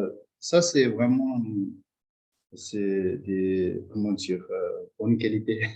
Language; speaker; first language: French; non-native, fluent; Tibetan